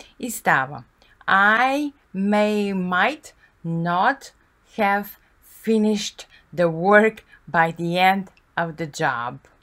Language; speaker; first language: English; non-native, fluent; Bulgarian